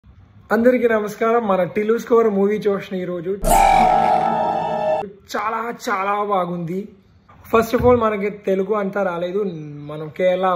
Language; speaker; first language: Telugu; non-native, learner; Malayalam